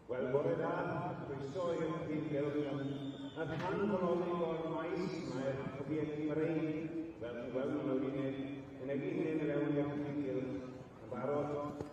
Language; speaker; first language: Welsh; native; Welsh